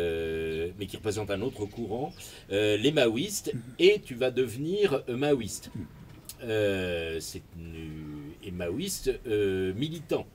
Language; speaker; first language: French; native; French